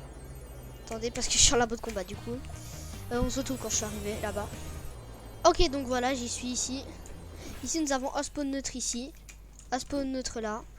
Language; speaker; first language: French; native; French